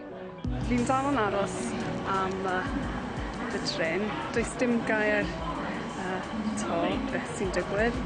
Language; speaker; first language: Welsh; non-native, local second language; English